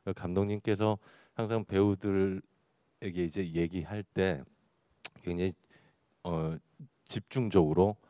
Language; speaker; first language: Korean; native; Korean